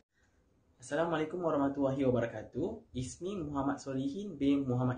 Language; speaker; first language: Arabic; non-native, learner; Malay